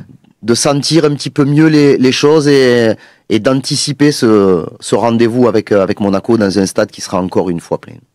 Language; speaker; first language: French; native; French